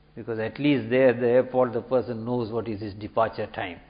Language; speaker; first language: English; native; English